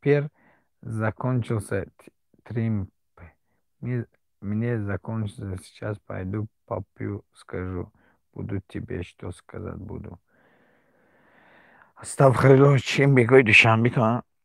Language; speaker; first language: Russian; non-native, learner; Tajik